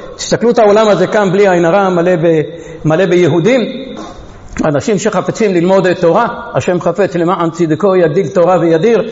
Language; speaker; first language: Hebrew; non-native, fluent; Hungarian